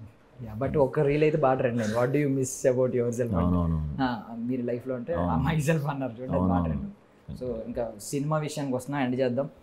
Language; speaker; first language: Telugu; native; Telugu